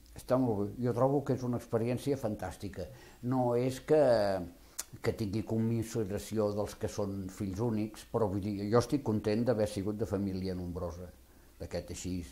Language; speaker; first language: Catalan; native; Catalan